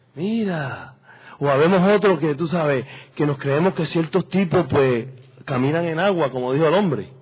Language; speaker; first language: Spanish; early bilingual, heritage; Spanish